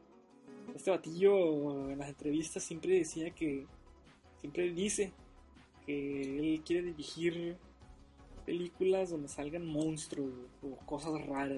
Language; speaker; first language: Spanish; native; Spanish